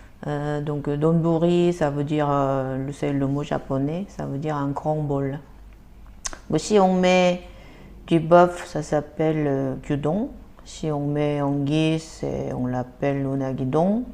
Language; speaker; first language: French; non-native, fluent; Korean